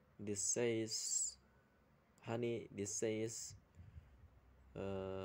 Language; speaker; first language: English; non-native, learner; Indonesian